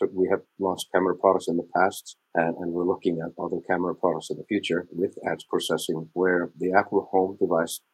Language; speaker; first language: English; non-native, fluent; Icelandic